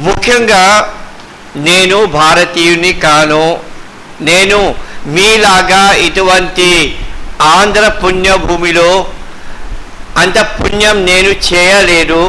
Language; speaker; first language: Telugu; early bilingual, heritage; Telugu